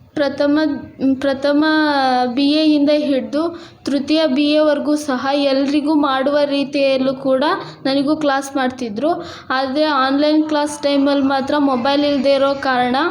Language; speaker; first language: Kannada; non-native, local second language; Lambadi